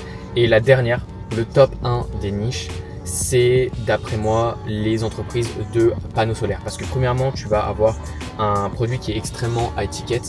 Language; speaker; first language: French; native; French